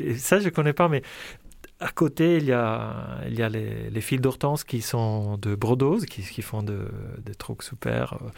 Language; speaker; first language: French; non-native, fluent; Italian